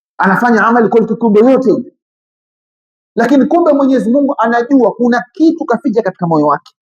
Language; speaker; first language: Swahili; native; Swahili